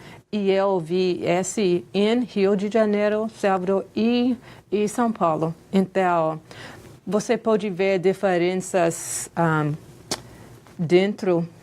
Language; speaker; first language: Portuguese; non-native, fluent; English